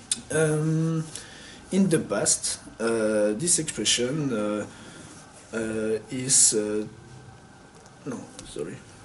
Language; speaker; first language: English; non-native, learner; French